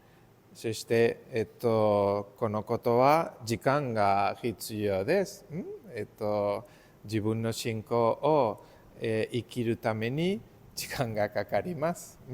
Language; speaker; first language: Japanese; non-native, learner; Spanish